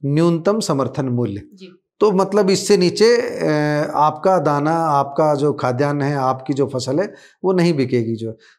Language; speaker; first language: Hindi; native; Hindi